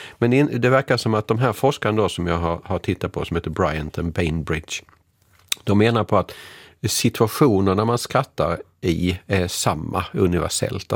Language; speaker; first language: Swedish; native; Swedish